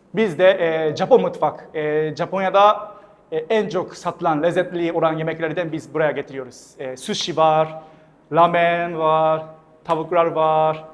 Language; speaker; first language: Turkish; non-native, fluent; Japanese